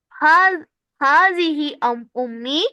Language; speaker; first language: Arabic; non-native, learner; Urdu